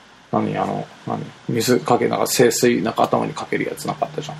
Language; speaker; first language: Japanese; early bilingual, heritage; Japanese